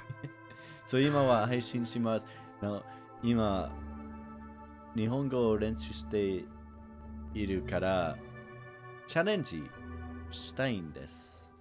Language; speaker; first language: Japanese; non-native, learner; English